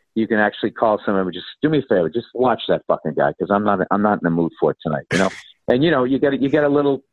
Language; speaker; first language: English; native; English